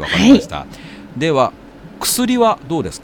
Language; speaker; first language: Japanese; native; Japanese